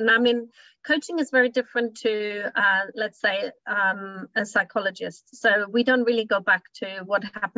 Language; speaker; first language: English; non-native, fluent; German